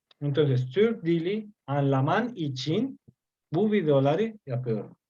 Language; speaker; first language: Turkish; non-native, learner; Spanish